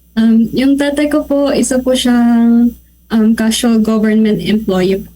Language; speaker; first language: Filipino; non-native, local second language; Pangasinan